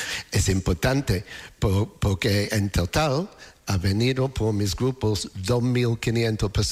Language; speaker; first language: Spanish; non-native, fluent; English